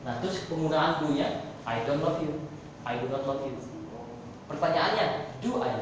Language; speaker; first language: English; non-native, fluent; Indonesian